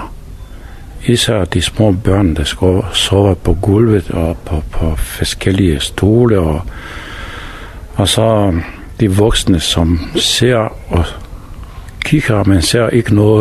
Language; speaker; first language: Danish; non-native, fluent; Bosnian